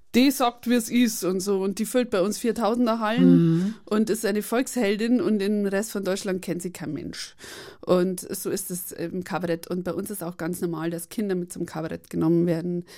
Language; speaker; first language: German; native; German